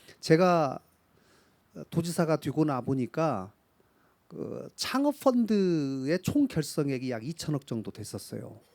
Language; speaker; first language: Korean; native; Korean